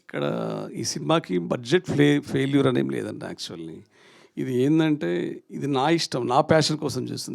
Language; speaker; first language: Telugu; native; Telugu